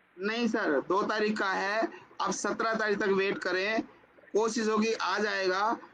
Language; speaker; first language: Hindi; native; Hindi